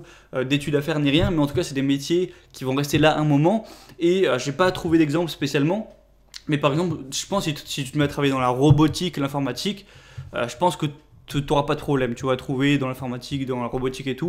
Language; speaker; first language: French; native; French